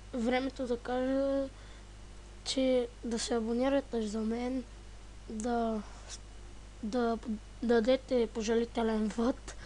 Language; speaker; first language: Bulgarian; native; Bulgarian